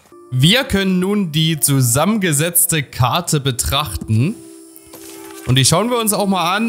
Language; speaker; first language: German; native; German